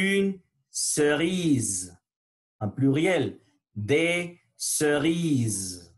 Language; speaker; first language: French; non-native, learner; Spanish